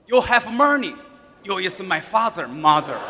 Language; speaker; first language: English; non-native, learner; Chinese